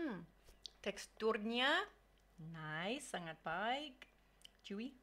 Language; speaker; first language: Indonesian; non-native, learner; English